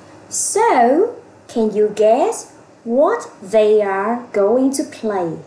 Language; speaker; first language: English; non-native, fluent; Vietnamese